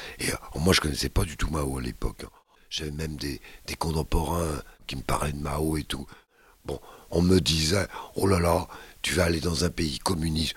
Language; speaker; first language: French; native; French